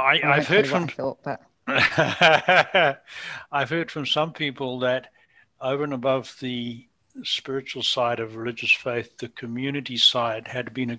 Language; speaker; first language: English; native; English